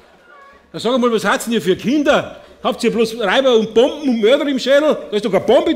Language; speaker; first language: German; native; German